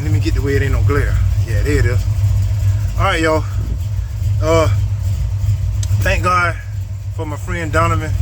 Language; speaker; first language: English; native; English